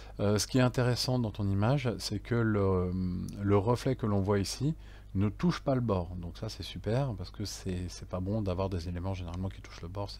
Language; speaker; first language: French; native; French